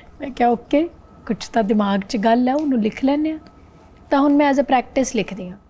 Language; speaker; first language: Punjabi; non-native, local second language; Hindi